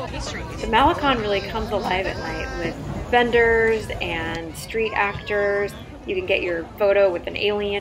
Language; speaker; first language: English; native; English